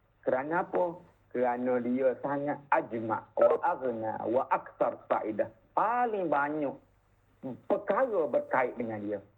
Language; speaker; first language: Malay; native; Malay